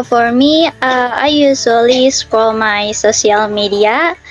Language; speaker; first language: English; non-native, learner; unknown